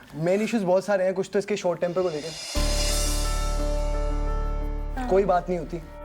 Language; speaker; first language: Hindi; native; Hindi